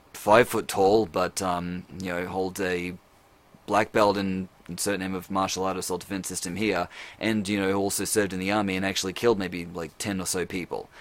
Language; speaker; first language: English; native; English